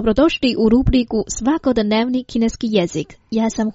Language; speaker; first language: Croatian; non-native, fluent; Chinese